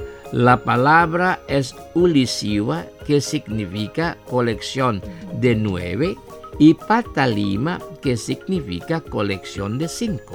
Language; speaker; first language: Spanish; non-native, fluent; Indonesian